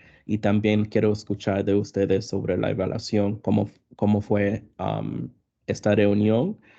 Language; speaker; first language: Spanish; early bilingual, other home language; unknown